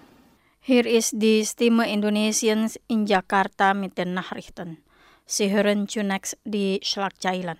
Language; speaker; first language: German; non-native, fluent; Indonesian